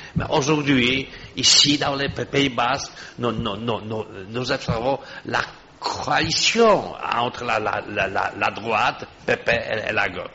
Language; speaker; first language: French; non-native, fluent; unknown